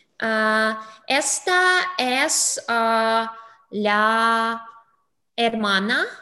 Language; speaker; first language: Spanish; non-native, learner; English